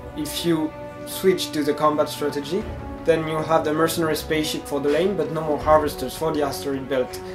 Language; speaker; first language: English; non-native, fluent; French